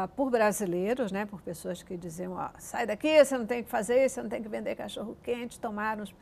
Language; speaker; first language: Portuguese; native; Portuguese